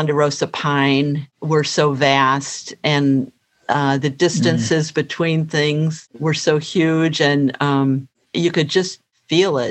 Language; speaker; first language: English; native; English